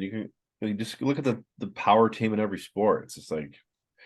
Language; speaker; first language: English; native; English